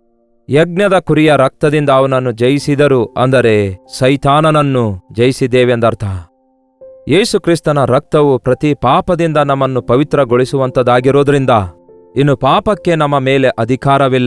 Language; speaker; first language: Kannada; native; Kannada